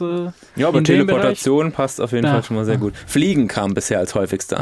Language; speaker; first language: German; native; German